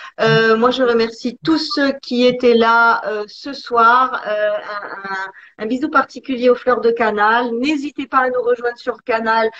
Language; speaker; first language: French; early bilingual, other home language; Italian